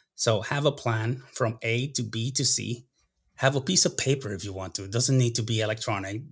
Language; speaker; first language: English; non-native, fluent; Spanish